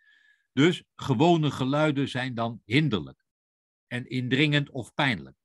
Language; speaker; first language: Dutch; native; Dutch